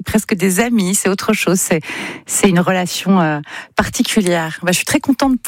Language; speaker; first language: French; native; French